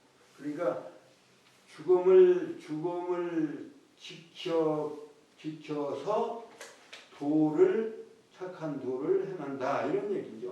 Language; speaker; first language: Korean; native; Korean